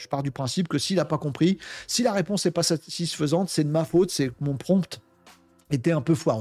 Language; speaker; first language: French; native; French